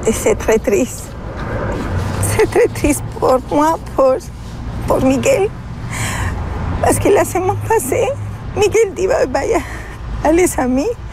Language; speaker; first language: French; non-native, learner; Spanish